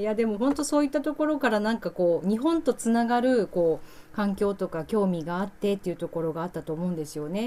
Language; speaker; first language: Japanese; native; Japanese